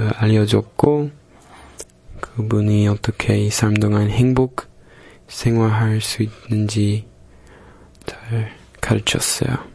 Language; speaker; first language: Korean; non-native, fluent; English